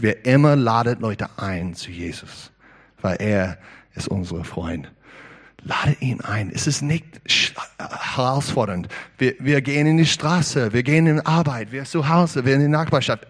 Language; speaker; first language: German; non-native, learner; English